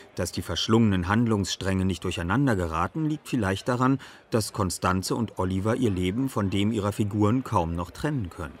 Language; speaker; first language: German; native; German